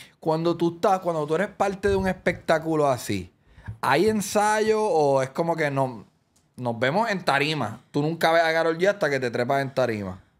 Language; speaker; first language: Spanish; native; Spanish